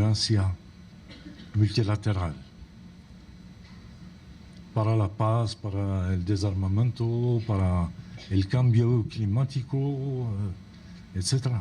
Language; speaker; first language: Spanish; non-native, fluent; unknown